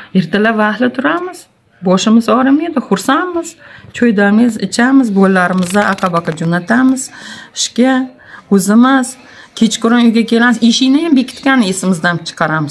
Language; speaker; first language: Uzbek; non-native, local second language; Tatar